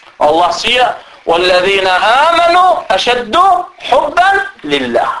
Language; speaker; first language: Danish; non-native, fluent; Arabic